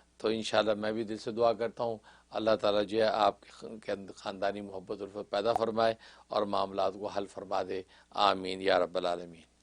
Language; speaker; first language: Urdu; native; Urdu